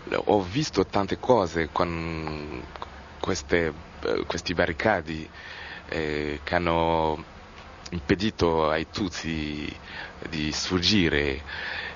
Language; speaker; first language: Italian; non-native, fluent; Kinyarwanda